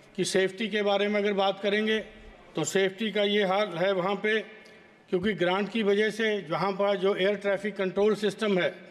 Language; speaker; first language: Hindi; native; Hindi